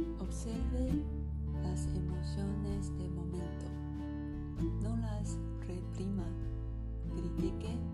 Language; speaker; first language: Spanish; non-native, learner; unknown